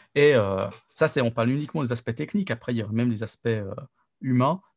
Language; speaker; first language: French; native; French